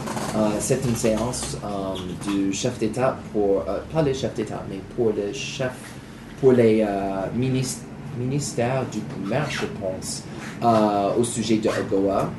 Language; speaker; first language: French; non-native, learner; English